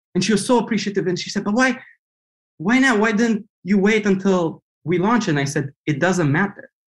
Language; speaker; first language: English; non-native, fluent; Romanian